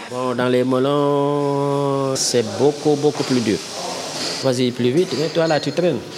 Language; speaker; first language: French; non-native, local second language; Wolof